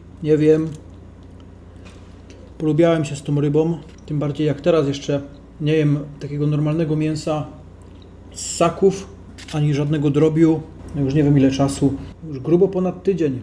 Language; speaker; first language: Polish; native; Polish